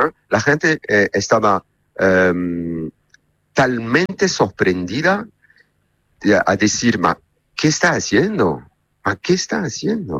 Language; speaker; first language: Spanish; non-native, learner; Italian